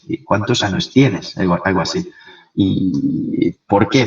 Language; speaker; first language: Spanish; non-native, fluent; Korean